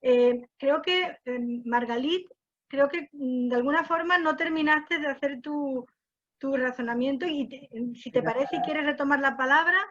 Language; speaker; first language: Spanish; native; Spanish